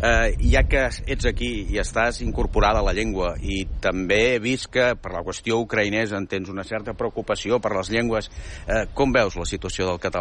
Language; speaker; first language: Catalan; native; Catalan